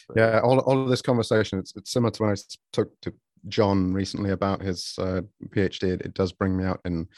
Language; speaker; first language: English; native; English